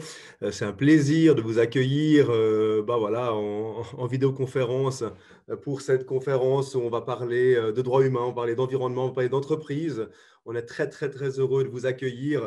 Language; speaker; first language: French; native; French